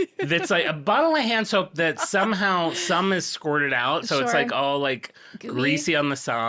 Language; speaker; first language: English; native; English